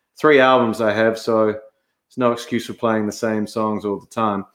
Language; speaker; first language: English; native; English